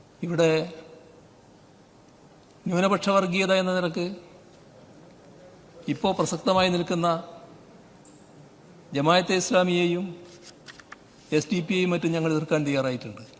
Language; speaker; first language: Malayalam; native; Malayalam